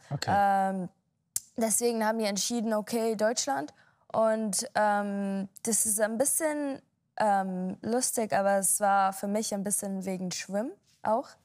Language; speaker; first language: German; non-native, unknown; Arabic